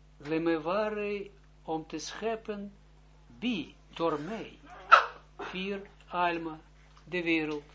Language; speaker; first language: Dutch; non-native, fluent; Hebrew